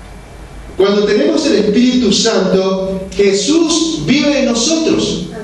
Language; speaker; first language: Spanish; non-native, fluent; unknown